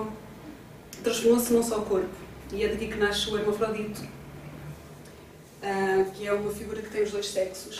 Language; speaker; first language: Portuguese; native; Portuguese